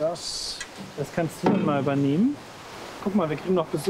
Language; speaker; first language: German; native; German